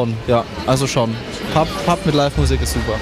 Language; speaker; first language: German; native; German